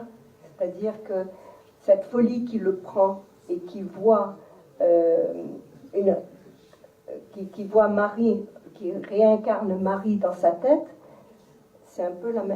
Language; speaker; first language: French; native; French